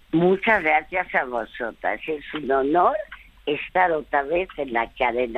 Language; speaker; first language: Spanish; early bilingual, other home language; French